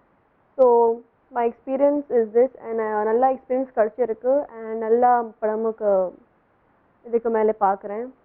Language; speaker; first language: Tamil; non-native, local second language; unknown